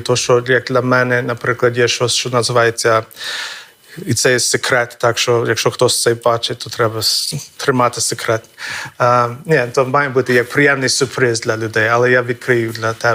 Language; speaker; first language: Ukrainian; non-native, fluent; English